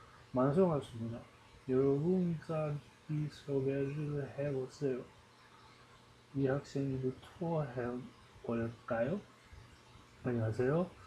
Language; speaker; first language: Korean; non-native, learner; Dutch